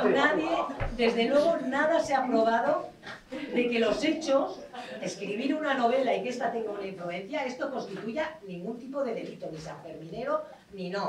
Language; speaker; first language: Spanish; native; Spanish